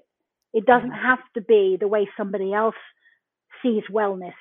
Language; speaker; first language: English; native; English